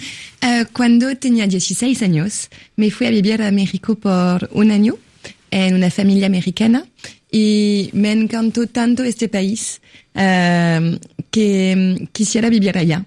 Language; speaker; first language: Spanish; non-native, fluent; French